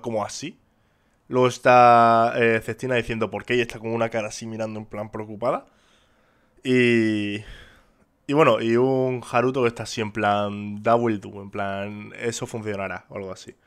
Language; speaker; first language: Spanish; native; Spanish